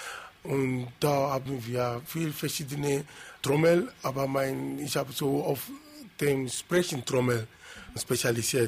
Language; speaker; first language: German; non-native, fluent; Yoruba